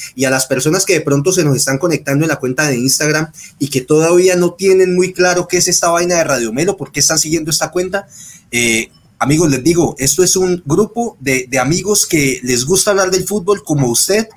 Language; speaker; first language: Spanish; native; Spanish